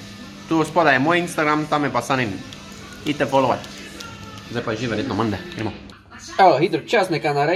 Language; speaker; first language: Slovenian; native; Slovenian